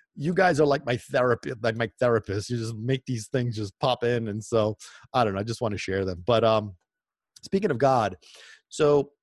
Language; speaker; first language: English; non-native, fluent; Italian